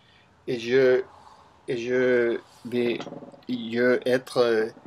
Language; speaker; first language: French; non-native, learner; English